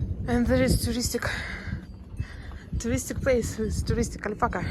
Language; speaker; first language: English; non-native, learner; Russian